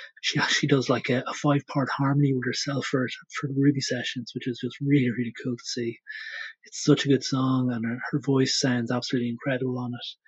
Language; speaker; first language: English; native; English